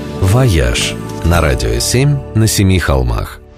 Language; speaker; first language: Russian; native; Russian